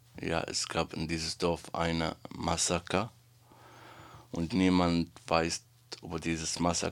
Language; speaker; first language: German; non-native, learner; Arabic